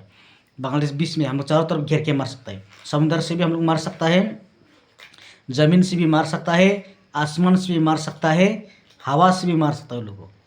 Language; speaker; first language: Hindi; non-native, local second language; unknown